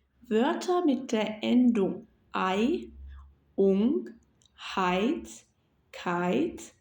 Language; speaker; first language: German; non-native, fluent; Turkish